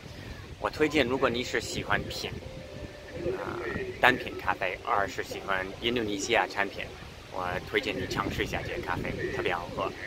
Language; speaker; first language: Chinese; non-native, fluent; English